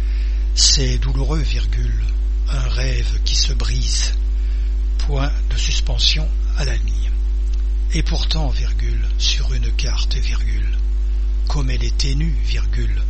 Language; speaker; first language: French; native; French